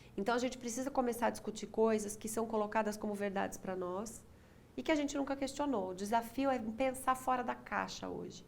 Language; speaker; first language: Portuguese; native; Portuguese